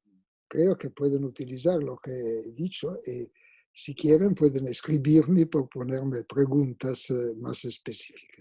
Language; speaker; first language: Spanish; non-native, fluent; Italian